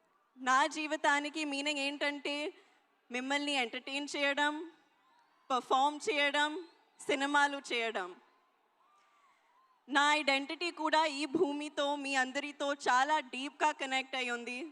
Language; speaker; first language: Telugu; non-native, local second language; Hindi